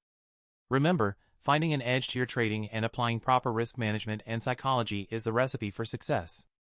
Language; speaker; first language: English; non-native, fluent; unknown